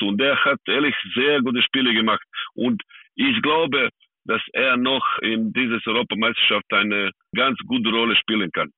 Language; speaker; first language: German; non-native, fluent; Serbian